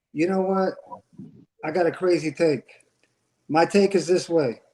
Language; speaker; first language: English; native; English